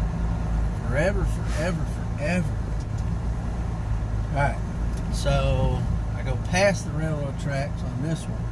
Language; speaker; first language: English; native; English